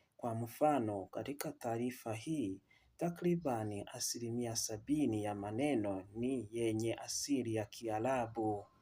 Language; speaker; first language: Swahili; non-native, local second language; Kinyarwanda